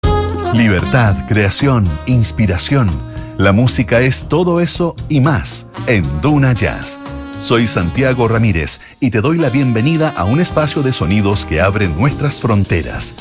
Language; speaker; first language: Spanish; native; Spanish